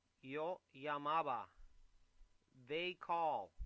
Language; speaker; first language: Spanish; non-native, fluent; English